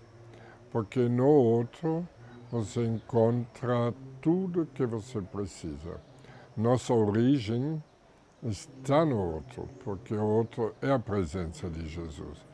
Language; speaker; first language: Portuguese; non-native, fluent; German